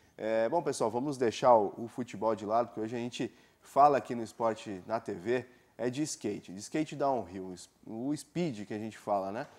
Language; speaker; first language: Portuguese; native; Portuguese